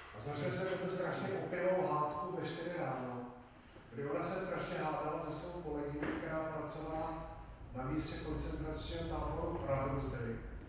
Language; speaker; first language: Czech; native; Czech